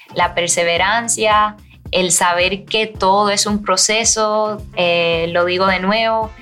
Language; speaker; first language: Spanish; early bilingual, heritage; Spanish